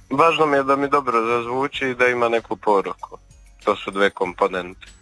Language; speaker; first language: Serbian; native; Serbian